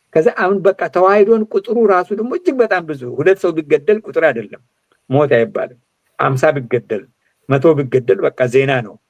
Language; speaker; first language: Amharic; non-native, local second language; Oromo